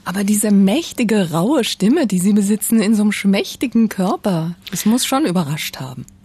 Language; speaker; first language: German; native; German